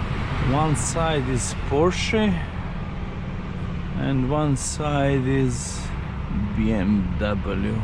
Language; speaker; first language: English; non-native, learner; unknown